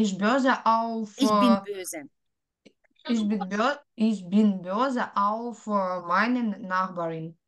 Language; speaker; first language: German; non-native, learner; Ukrainian